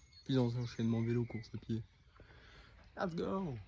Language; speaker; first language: French; native; French